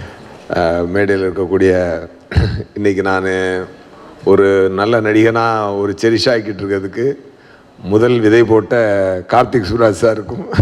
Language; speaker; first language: Tamil; native; Tamil